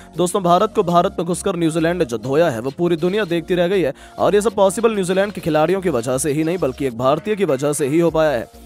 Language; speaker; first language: Hindi; native; Hindi